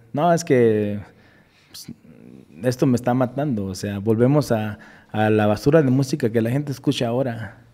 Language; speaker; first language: Spanish; native; Spanish